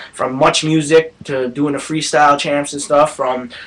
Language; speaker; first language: English; native; English